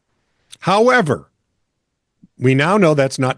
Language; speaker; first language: English; native; English